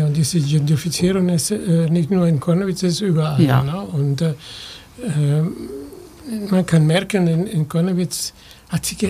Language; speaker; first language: German; non-native, fluent; Spanish